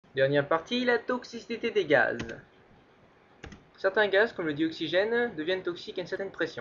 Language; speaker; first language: French; native; French